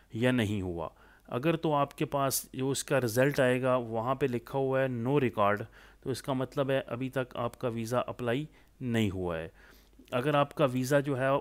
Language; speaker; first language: Urdu; non-native, local second language; Punjabi